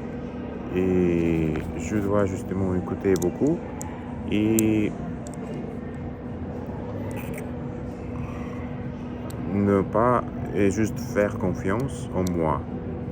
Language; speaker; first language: French; non-native, learner; Russian